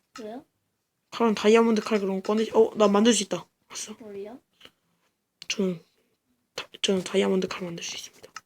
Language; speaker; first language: Korean; native; Korean